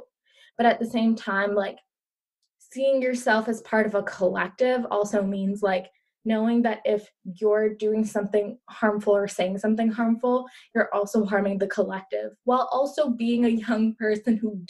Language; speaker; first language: English; early bilingual, other home language; Urdu